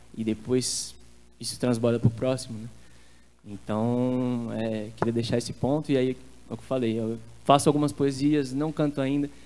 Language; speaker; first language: Portuguese; native; Portuguese